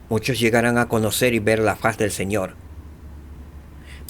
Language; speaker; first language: Spanish; native; Spanish